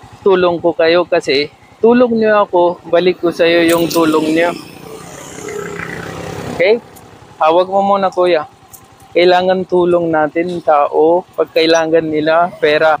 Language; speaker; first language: Filipino; non-native, learner; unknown